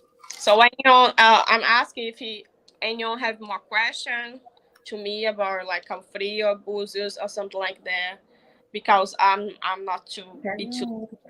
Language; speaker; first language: English; non-native, learner; Portuguese